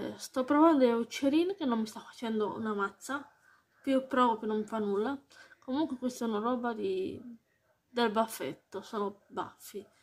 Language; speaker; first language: Italian; early bilingual, heritage; Italian